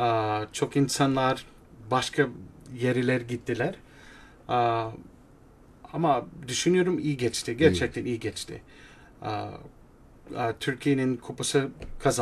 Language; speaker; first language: Turkish; non-native, learner; English